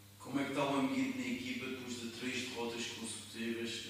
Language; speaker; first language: Portuguese; native; Portuguese